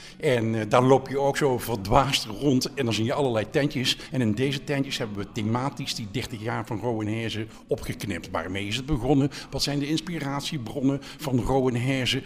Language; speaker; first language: Dutch; native; Dutch